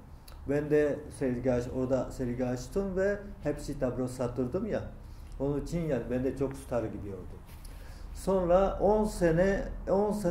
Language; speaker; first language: Turkish; non-native, learner; Japanese